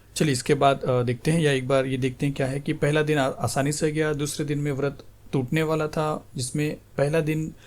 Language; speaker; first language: Hindi; non-native, local second language; Marathi